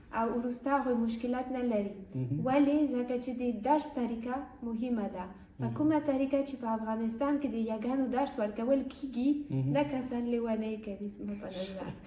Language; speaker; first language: Pashto; non-native, fluent; French